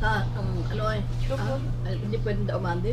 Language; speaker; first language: Filipino; native; Filipino